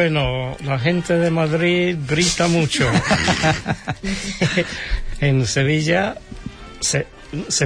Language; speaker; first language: Spanish; non-native, fluent; English